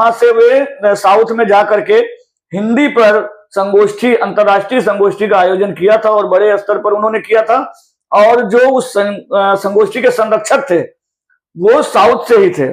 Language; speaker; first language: Hindi; native; Hindi